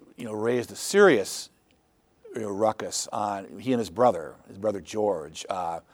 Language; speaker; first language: English; native; English